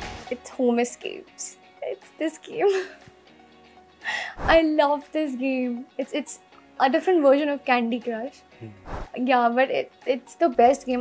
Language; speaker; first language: English; non-native, local second language; Hindi